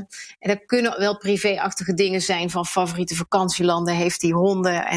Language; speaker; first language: Dutch; native; Dutch